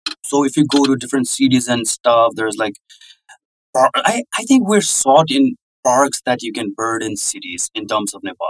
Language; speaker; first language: English; non-native, local second language; Nepali